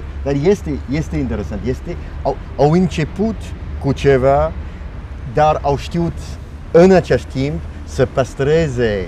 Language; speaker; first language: Romanian; non-native, fluent; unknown